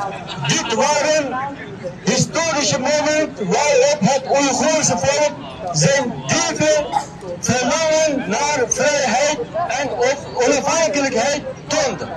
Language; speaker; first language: Dutch; non-native, learner; Uyghur